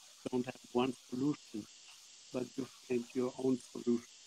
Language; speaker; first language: English; non-native, fluent; Spanish